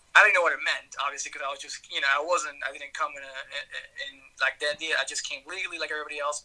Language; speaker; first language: English; early bilingual, other home language; Spanish